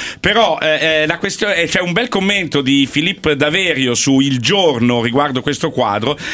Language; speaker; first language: Italian; native; Italian